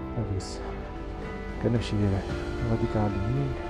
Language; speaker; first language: Arabic; native; Arabic